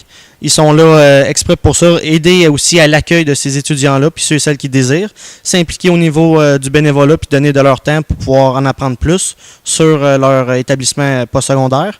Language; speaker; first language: French; native; French